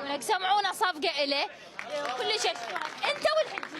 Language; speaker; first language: Arabic; native; Arabic